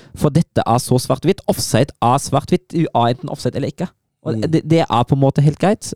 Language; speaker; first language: Norwegian; non-native, fluent; German